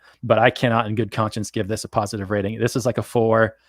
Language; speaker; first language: English; native; English